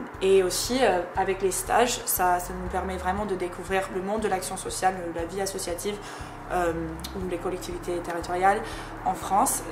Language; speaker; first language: French; non-native, fluent; English